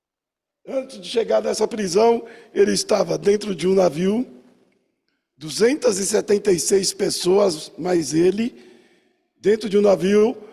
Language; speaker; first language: Portuguese; native; Portuguese